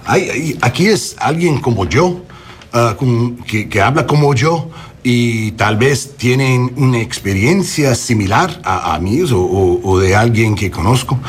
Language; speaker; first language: Spanish; non-native, learner; English